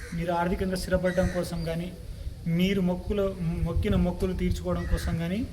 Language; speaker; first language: Telugu; non-native, local second language; Lambadi